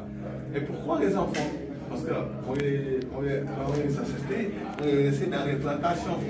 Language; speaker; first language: French; non-native, local second language; Wolof